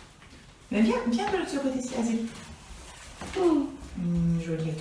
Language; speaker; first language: French; native; French